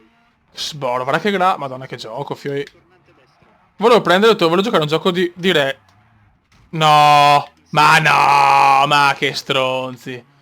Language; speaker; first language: Italian; native; Italian